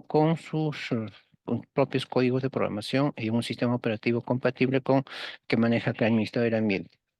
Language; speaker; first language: Spanish; native; Spanish